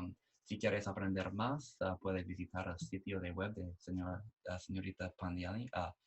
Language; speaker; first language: Spanish; non-native, learner; English